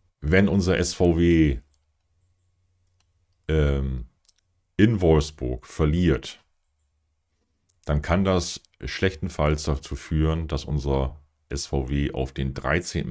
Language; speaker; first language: German; native; German